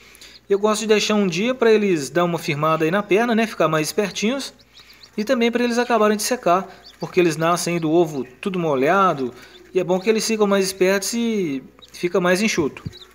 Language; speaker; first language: Portuguese; native; Portuguese